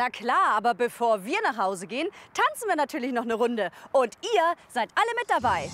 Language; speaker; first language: German; native; German